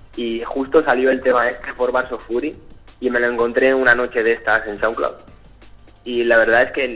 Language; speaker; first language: Spanish; early bilingual, other home language; French